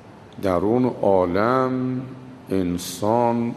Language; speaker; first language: Persian; native; Persian